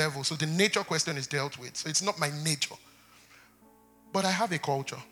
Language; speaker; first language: English; non-native, local second language; Yoruba